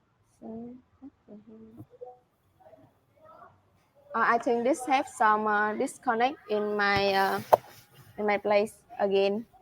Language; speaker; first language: English; non-native, learner; Vietnamese